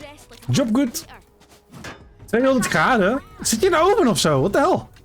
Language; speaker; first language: Dutch; native; Dutch